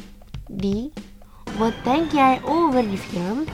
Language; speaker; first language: Dutch; non-native, fluent; Indonesian